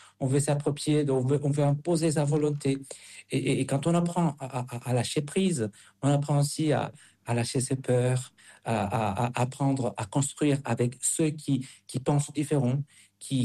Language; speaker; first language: French; non-native, fluent; Spanish